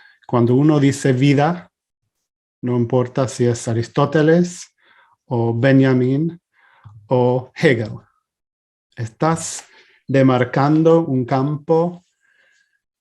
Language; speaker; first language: Spanish; non-native, fluent; English